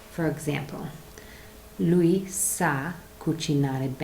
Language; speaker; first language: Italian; non-native, fluent; English